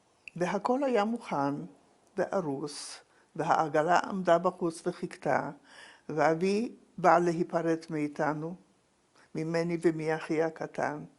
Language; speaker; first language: Hebrew; non-native, fluent; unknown